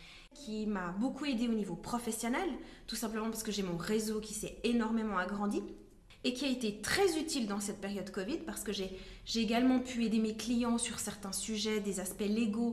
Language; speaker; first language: French; native; French